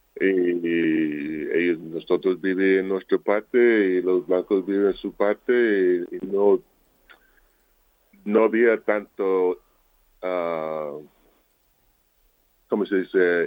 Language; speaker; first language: Spanish; non-native, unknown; English